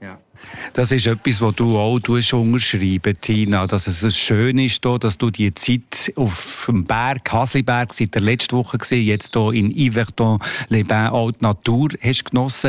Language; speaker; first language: German; native; German